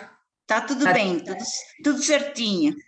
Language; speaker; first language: Portuguese; non-native, learner; Spanish